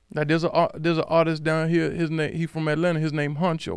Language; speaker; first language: English; native; English